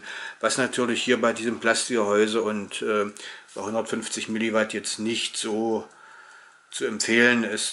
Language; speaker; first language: German; native; German